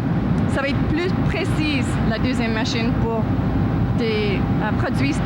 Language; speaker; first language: French; non-native, local second language; English